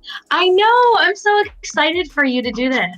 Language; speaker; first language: English; native; English